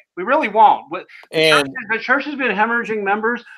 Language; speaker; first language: English; native; English